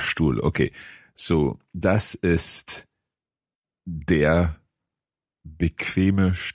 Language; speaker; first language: German; non-native, learner; English